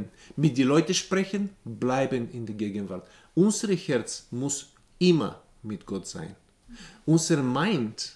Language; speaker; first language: German; non-native, learner; Bulgarian